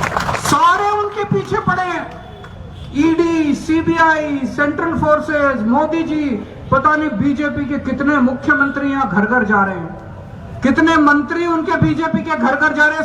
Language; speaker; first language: Hindi; native; Hindi